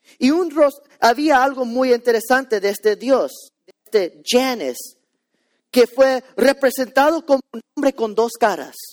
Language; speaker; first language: Spanish; early bilingual, heritage; Spanish